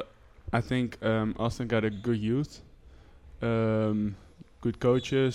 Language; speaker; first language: English; non-native, fluent; Dutch